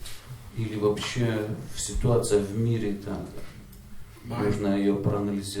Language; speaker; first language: Russian; native; Russian